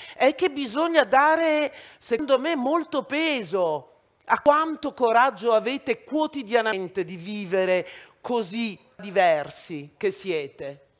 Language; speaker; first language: Italian; native; Italian